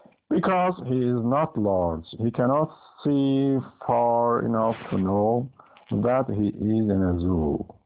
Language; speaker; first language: English; non-native, fluent; Persian